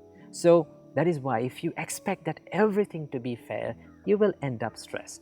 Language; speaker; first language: English; non-native, local second language; Sinhala